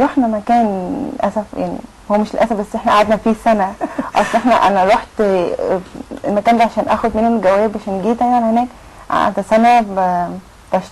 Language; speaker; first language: Arabic; native; Arabic